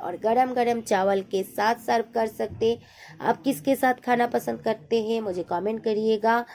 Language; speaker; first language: Hindi; non-native, local second language; Bangla